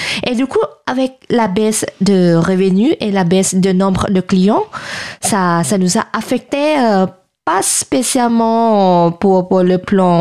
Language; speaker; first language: French; non-native, fluent; Thai